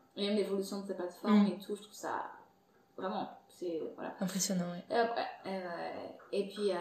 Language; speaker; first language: French; non-native, fluent; Portuguese